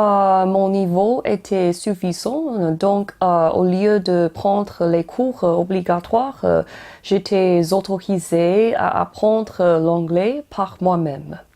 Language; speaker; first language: French; non-native, learner; Chinese